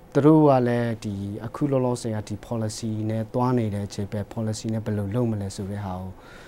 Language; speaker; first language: Burmese; non-native, local second language; Hakha Chin